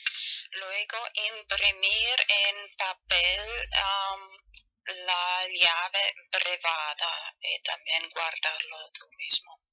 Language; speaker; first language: Spanish; non-native, fluent; German